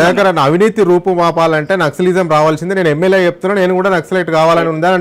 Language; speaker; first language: Telugu; native; Telugu